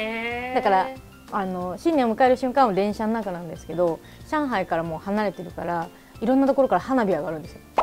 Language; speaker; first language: Japanese; native; Japanese